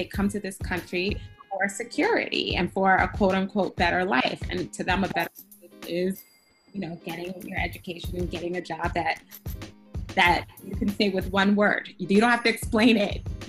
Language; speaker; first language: English; early bilingual, other home language; Spanish